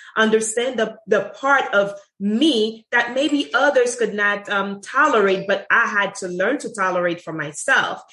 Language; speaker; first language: English; non-native, fluent; Haitian Creole